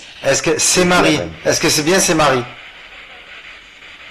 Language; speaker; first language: French; native; French